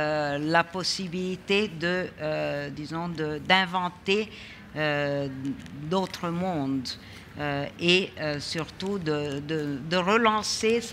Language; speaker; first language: French; non-native, fluent; Italian